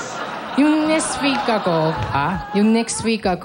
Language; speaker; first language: Filipino; non-native, learner; Japanese